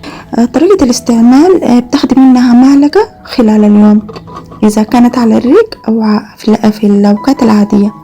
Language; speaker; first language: Arabic; native; Arabic